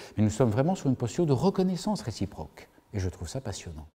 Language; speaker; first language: French; native; French